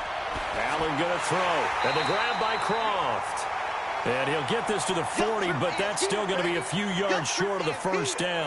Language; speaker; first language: English; native; English